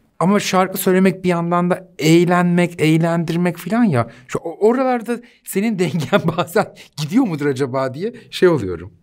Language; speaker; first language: Turkish; native; Turkish